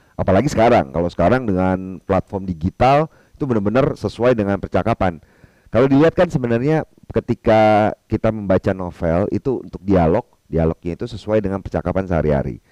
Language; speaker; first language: Indonesian; non-native, local second language; Minangkabau